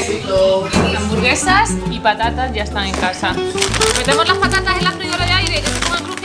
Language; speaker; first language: Spanish; native; Spanish